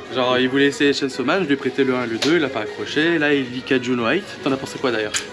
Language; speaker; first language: French; native; French